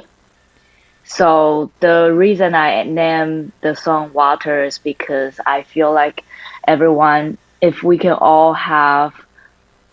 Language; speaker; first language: English; non-native, fluent; Chinese